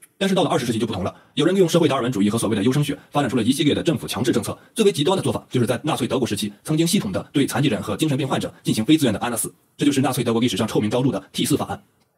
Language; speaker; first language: Chinese; native; Chinese